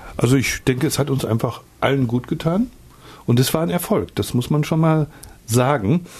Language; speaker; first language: German; native; German